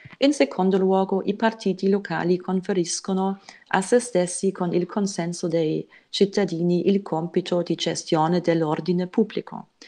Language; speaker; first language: Italian; non-native, fluent; German